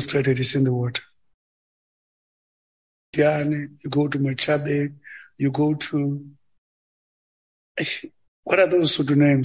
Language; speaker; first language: English; non-native, local second language; Xhosa